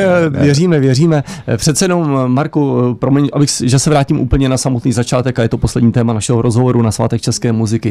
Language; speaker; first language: Czech; native; Czech